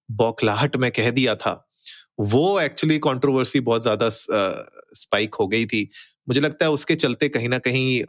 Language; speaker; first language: Hindi; native; Hindi